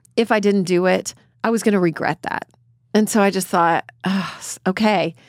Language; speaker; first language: English; native; English